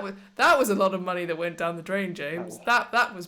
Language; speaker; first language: English; native; English